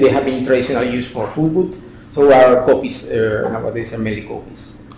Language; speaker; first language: English; non-native, fluent; Spanish